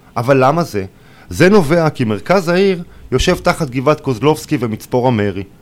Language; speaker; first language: Hebrew; native; Hebrew